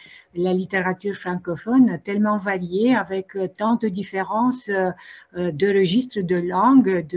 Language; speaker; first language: French; non-native, fluent; Romanian